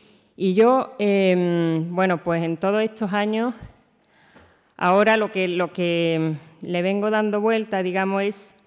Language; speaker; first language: Spanish; native; Spanish